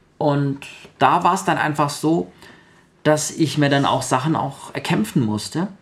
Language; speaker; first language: German; early bilingual, other home language; Russian